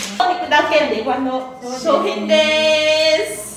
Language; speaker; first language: Japanese; non-native, learner; Vietnamese